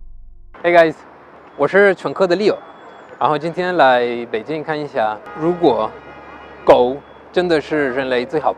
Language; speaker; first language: Chinese; non-native, fluent; English